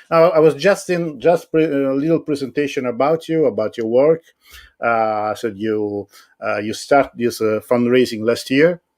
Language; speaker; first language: English; non-native, fluent; Italian